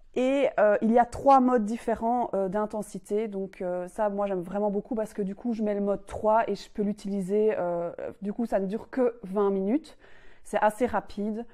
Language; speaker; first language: French; native; French